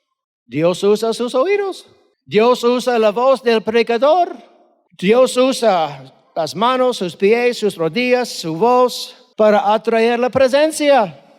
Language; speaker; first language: Spanish; non-native, fluent; English